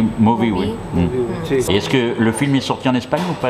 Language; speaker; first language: French; native; French